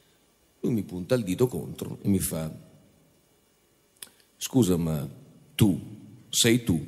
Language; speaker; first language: Italian; native; Italian